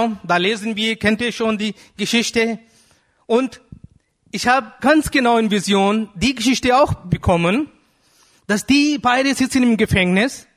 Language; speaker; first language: German; non-native, fluent; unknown